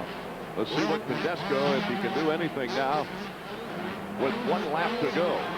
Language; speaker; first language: English; native; English